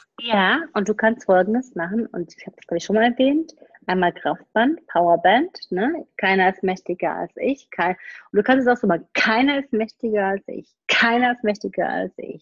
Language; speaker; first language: German; native; German